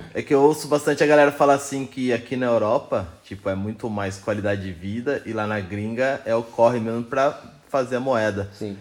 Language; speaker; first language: Portuguese; native; Portuguese